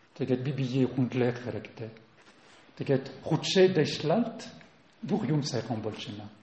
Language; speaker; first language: Mongolian; non-native, learner; French